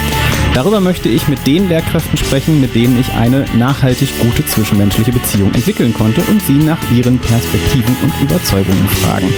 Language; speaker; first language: German; native; German